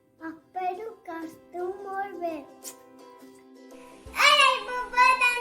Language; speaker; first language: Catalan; non-native, local second language; Spanish